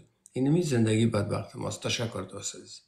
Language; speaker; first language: Persian; native; Persian